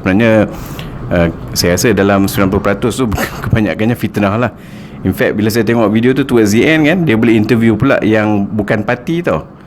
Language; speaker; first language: Malay; native; Malay